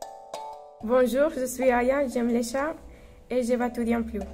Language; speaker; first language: French; non-native, learner; Spanish